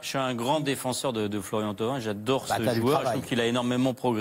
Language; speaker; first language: French; native; French